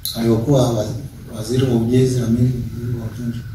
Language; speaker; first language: Swahili; non-native, local second language; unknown